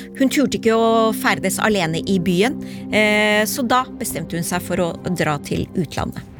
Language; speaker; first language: Norwegian; native; Norwegian